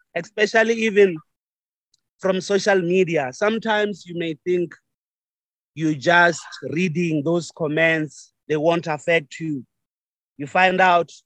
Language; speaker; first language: English; non-native, local second language; Venda